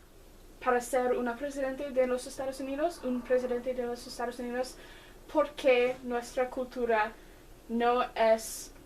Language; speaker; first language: Spanish; non-native, learner; English